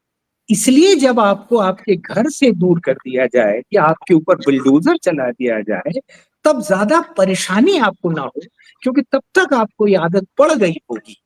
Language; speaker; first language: Hindi; native; Hindi